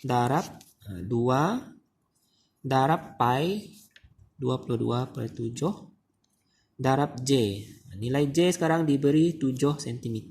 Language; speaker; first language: Malay; native; Malay